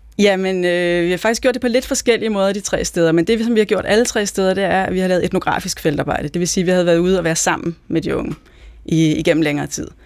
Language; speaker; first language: Danish; native; Danish